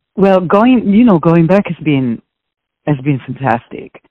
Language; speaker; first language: English; non-native, fluent; Italian